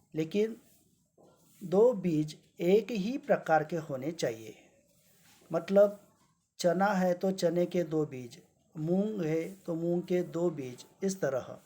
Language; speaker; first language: Hindi; non-native, local second language; Marathi